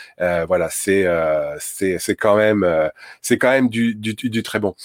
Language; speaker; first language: French; native; French